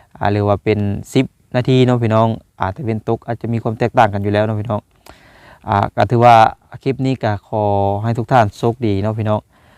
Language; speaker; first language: Thai; native; Thai